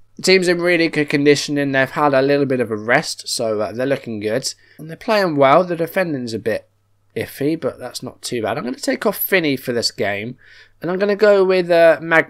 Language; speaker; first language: English; native; English